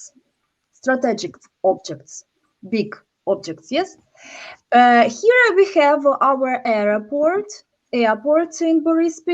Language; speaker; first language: English; non-native, learner; Ukrainian